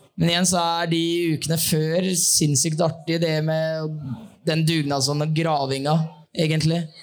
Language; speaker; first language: Norwegian; native; Norwegian